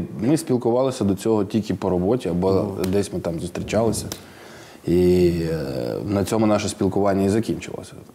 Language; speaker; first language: Ukrainian; non-native, local second language; Russian